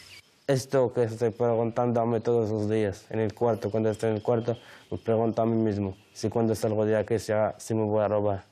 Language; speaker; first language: Spanish; non-native, learner; Arabic